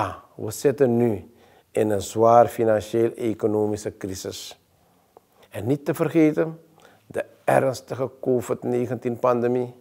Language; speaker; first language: Dutch; native; Dutch